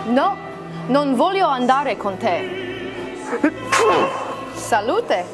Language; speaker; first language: Italian; non-native, learner; English